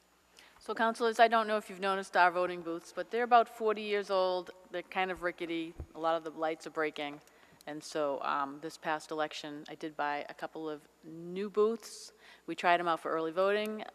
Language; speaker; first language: English; native; English